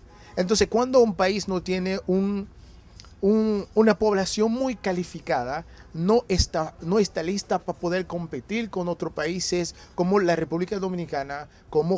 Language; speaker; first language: Spanish; non-native, fluent; Haitian Creole